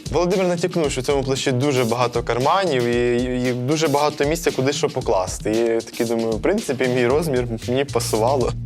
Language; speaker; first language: Ukrainian; native; Ukrainian